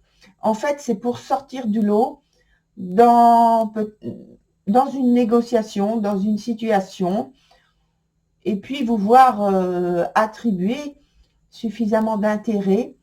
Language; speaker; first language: French; native; French